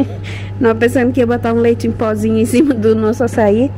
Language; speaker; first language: Portuguese; native; Portuguese